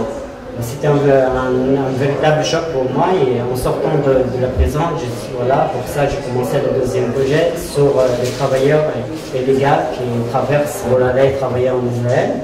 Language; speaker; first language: French; non-native, fluent; Arabic